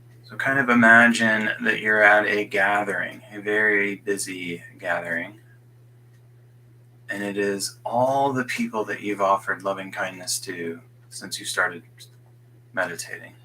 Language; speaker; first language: English; native; English